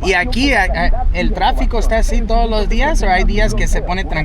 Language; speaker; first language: Spanish; early bilingual, heritage; English